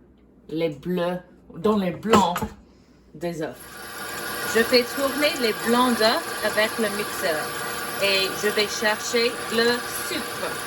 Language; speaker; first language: French; non-native, fluent; English